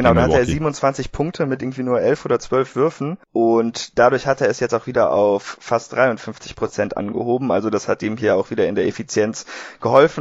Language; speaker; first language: German; native; German